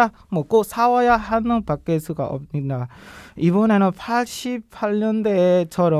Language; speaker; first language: Korean; non-native, learner; Burmese